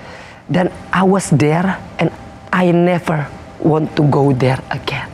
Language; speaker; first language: English; non-native, fluent; Indonesian